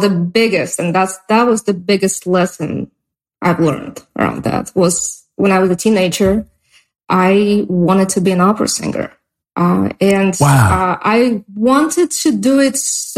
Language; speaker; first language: English; non-native, fluent; Russian